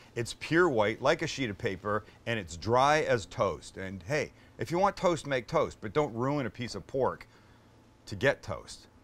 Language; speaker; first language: English; native; English